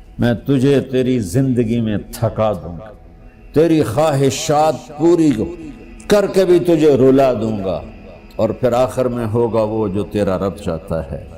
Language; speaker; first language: Urdu; non-native, local second language; Punjabi